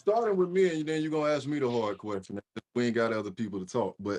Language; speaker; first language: English; native; English